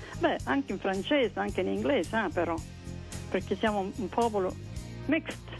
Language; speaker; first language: Italian; early bilingual, heritage; Italian